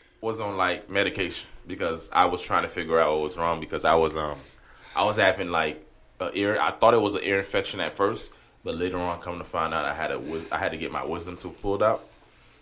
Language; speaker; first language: English; non-native, fluent; Haitian Creole